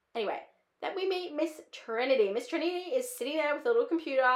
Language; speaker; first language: English; native; English